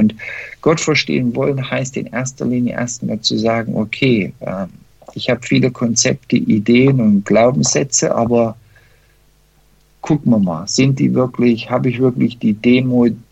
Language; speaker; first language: German; early bilingual, heritage; German